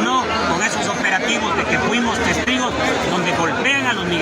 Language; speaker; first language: Spanish; native; Spanish